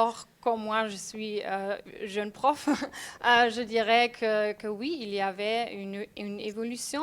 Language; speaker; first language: French; non-native, fluent; German